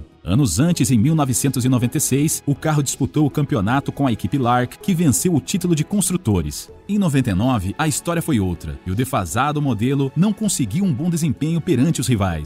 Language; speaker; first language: Portuguese; native; Portuguese